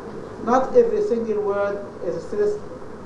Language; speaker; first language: English; non-native, fluent; Arabic